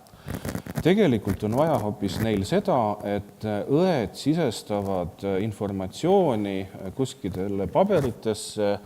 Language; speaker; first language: Estonian; native; Estonian